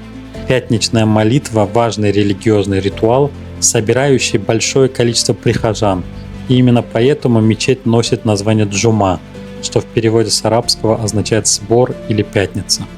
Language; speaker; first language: Russian; native; Russian